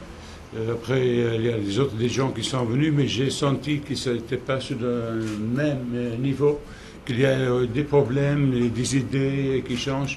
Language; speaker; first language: French; non-native, local second language; Dutch